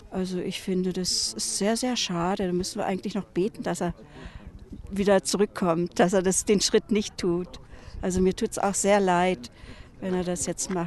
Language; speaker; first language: German; native; German